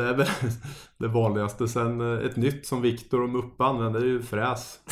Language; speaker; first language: Swedish; native; Swedish